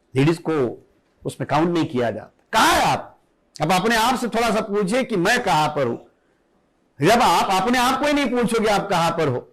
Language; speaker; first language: Hindi; non-native, local second language; Marathi